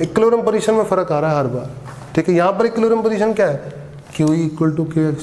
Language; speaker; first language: Hindi; native; Hindi